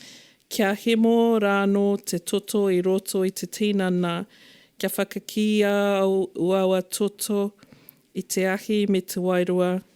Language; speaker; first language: Māori; non-native, local second language; English